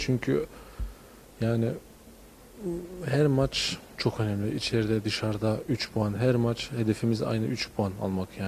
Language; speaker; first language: Turkish; early bilingual, heritage; Turkish